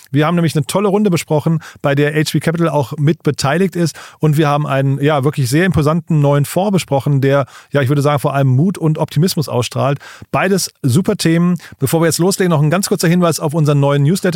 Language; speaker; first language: German; native; German